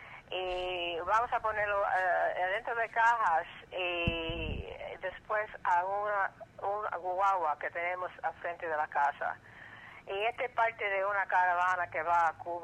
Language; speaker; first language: Spanish; early bilingual, heritage; English